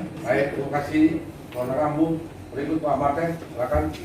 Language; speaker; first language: Indonesian; native; Indonesian